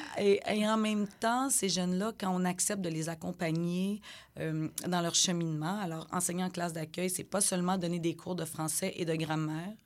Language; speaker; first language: French; native; French